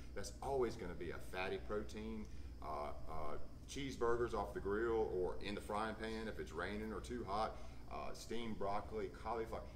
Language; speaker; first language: English; native; English